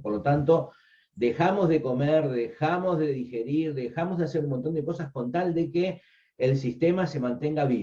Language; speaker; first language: Spanish; native; Spanish